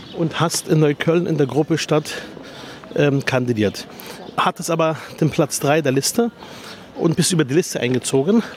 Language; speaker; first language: German; early bilingual, other home language; Arabic